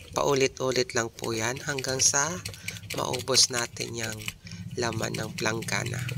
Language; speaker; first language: Filipino; non-native, local second language; Bikol